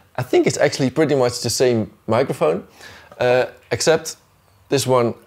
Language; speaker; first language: English; non-native, fluent; Dutch